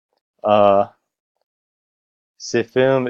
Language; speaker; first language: French; non-native, learner; English